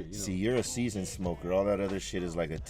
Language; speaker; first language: English; native; English